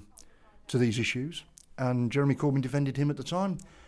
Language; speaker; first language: English; native; English